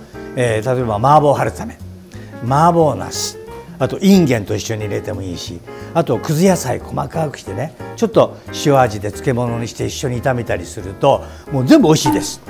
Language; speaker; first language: Japanese; native; Japanese